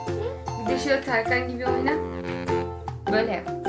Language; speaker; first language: Turkish; native; Turkish